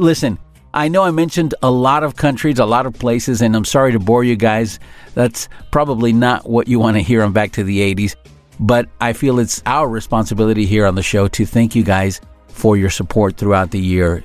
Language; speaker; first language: English; early bilingual, other home language; Spanish